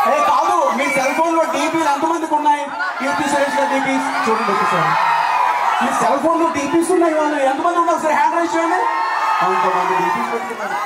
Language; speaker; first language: Telugu; native; Telugu